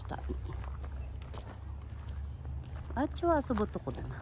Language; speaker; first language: Japanese; non-native, learner; Filipino